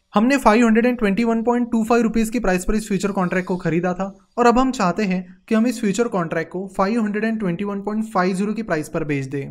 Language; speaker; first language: Hindi; non-native, local second language; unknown